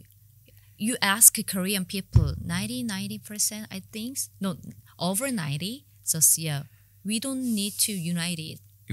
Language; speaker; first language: English; non-native, learner; Korean